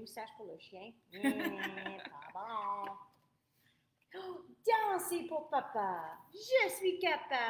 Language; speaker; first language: French; non-native, fluent; English